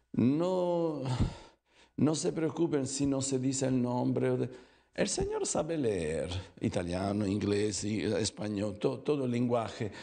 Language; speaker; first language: Spanish; non-native, fluent; Italian